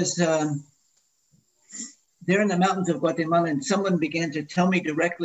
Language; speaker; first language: English; native; English